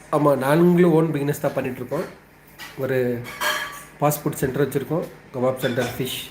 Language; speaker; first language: Tamil; non-native, local second language; Telugu